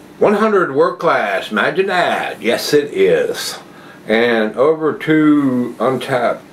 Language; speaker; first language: English; native; English